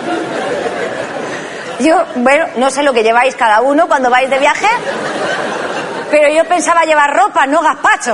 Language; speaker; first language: Spanish; native; Spanish